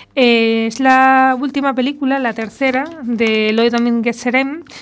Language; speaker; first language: Spanish; native; Spanish